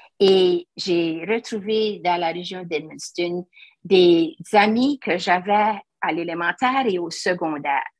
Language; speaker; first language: French; native; French